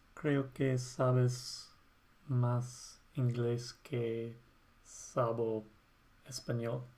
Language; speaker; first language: Spanish; non-native, learner; English